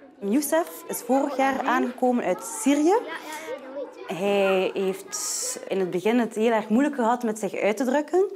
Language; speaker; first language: Dutch; native; Dutch